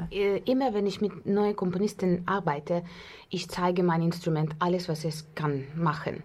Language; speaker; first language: German; non-native, fluent; Russian